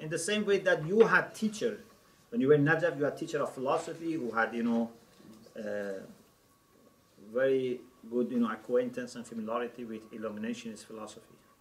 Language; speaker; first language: English; non-native, fluent; Persian